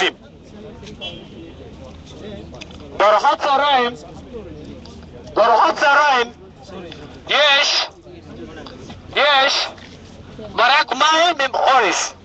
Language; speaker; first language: Hebrew; non-native, fluent; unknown